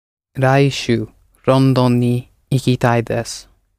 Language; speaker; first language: Japanese; non-native, learner; English